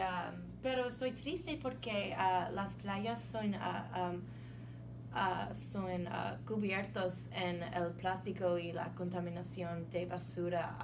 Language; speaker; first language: Spanish; non-native, learner; English